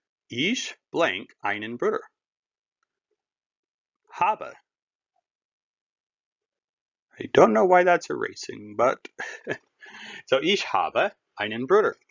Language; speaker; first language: German; non-native, fluent; English